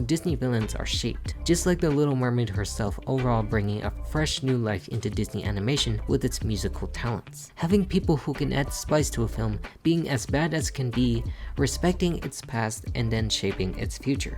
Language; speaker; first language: English; native; English